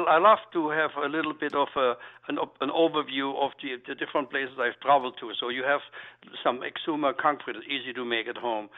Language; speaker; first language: English; non-native, fluent; German